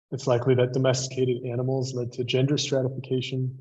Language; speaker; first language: English; native; English